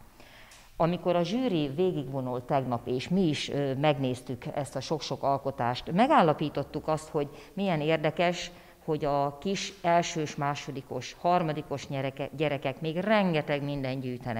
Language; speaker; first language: Hungarian; native; Hungarian